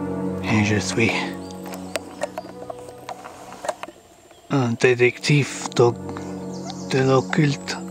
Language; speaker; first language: French; non-native, learner; English